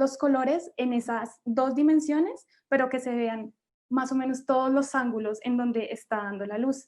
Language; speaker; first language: Spanish; native; Spanish